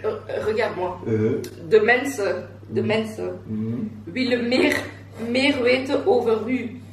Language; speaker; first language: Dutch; non-native, local second language; French